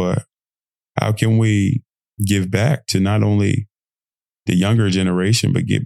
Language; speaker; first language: English; native; English